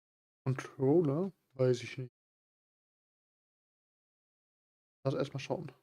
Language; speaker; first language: German; native; German